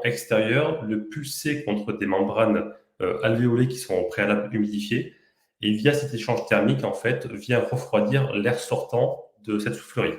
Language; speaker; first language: French; native; French